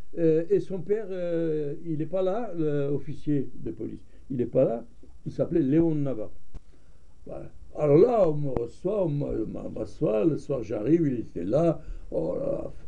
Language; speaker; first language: French; non-native, fluent; Armenian